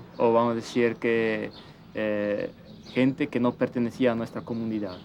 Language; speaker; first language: Spanish; early bilingual, heritage; Plautdietsch